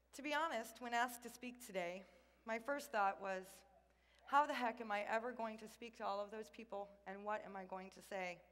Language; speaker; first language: English; native; English